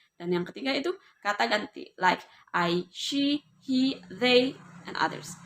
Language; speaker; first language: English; non-native, learner; Indonesian